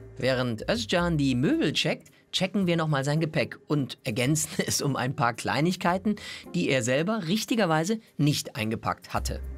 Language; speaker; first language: German; native; German